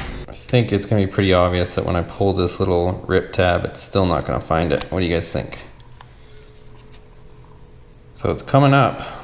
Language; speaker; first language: English; native; English